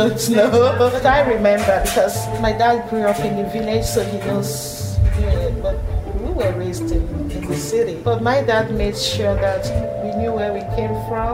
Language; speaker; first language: English; non-native, local second language; Igbo